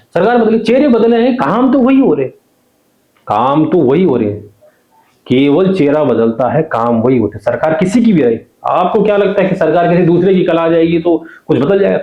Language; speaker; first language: Hindi; non-native, local second language; Garhwali